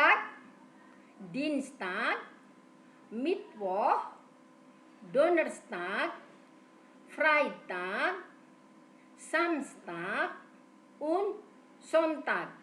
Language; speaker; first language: German; non-native, fluent; Indonesian